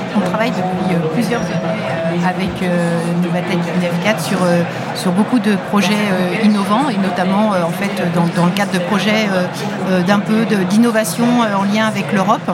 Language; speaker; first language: French; native; French